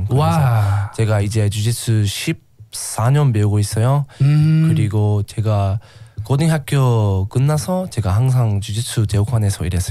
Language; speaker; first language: Korean; non-native, learner; English